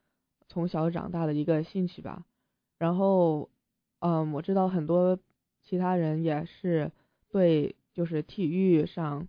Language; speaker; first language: Chinese; early bilingual, heritage; Chinese